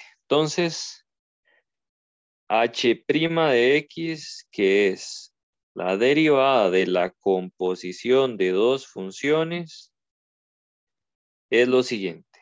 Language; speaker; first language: Spanish; native; Spanish